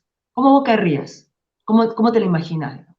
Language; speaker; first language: Spanish; native; Spanish